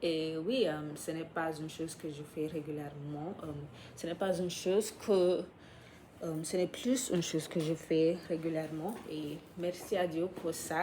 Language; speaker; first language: French; non-native, fluent; English